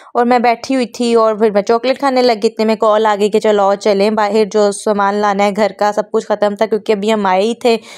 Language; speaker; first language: Urdu; non-native, local second language; Punjabi